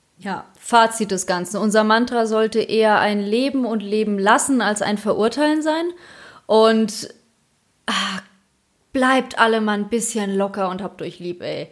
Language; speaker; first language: German; early bilingual, other home language; Polish